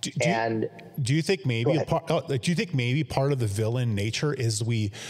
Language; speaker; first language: English; native; English